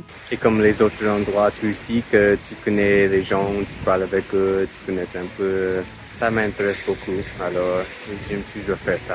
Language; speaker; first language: French; non-native, fluent; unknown